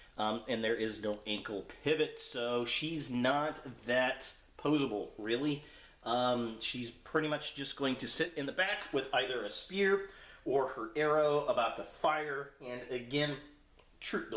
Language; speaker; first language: English; native; English